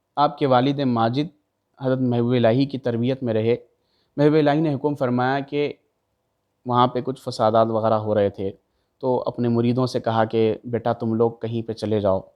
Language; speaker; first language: Urdu; native; Urdu